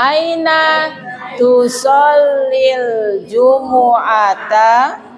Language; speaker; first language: Arabic; non-native, fluent; Indonesian